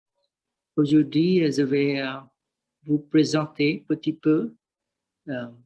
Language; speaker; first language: French; non-native, learner; Vietnamese